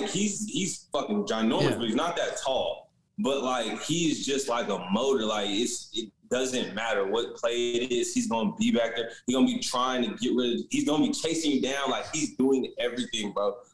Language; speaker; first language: English; native; English